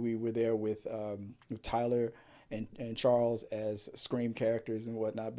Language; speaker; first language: English; native; English